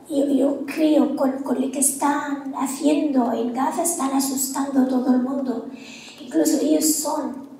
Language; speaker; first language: Spanish; non-native, fluent; Arabic